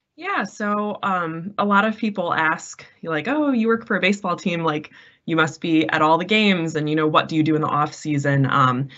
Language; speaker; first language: English; native; English